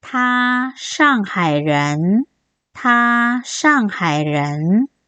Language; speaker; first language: Chinese; non-native, fluent; Korean